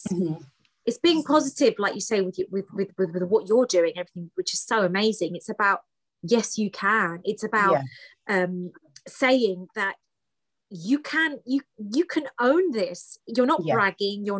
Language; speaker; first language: English; early bilingual, other home language; Greek